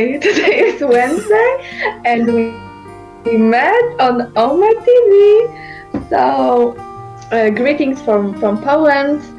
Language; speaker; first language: English; non-native, learner; Polish